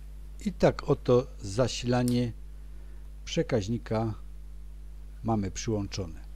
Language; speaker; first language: Polish; native; Polish